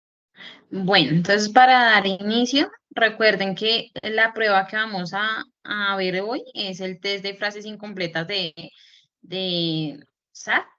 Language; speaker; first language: Spanish; native; Spanish